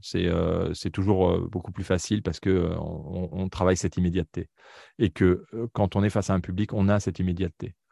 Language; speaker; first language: French; native; French